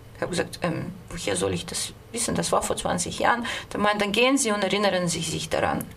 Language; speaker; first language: German; non-native, fluent; Russian